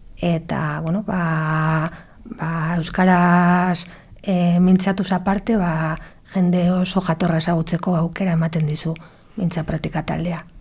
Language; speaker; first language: Basque; non-native, local second language; Spanish